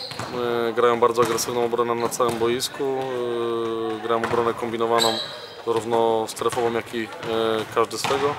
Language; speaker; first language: Polish; native; Polish